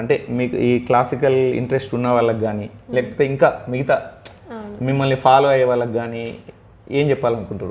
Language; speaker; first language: Telugu; native; Telugu